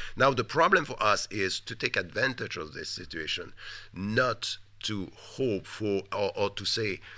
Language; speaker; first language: English; non-native, fluent; French